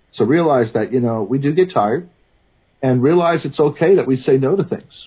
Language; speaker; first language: English; native; English